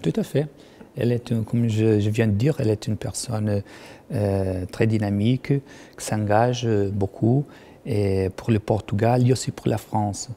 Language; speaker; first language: French; non-native, fluent; Portuguese